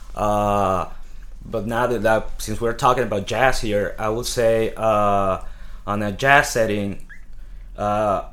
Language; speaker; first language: English; non-native, fluent; Spanish